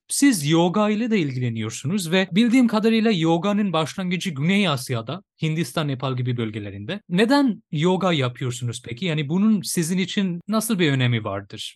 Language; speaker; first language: Turkish; non-native, fluent; Bangla